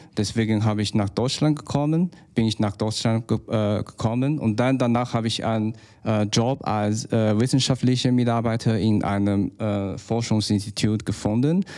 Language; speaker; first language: German; non-native, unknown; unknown